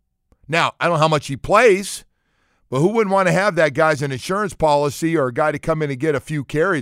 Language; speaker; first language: English; native; English